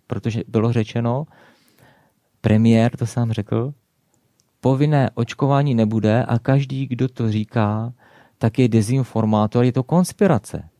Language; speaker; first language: Czech; native; Czech